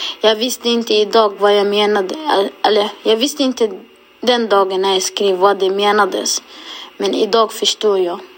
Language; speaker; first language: Swedish; non-native, local second language; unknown